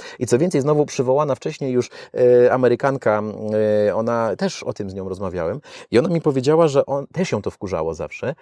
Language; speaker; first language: Polish; native; Polish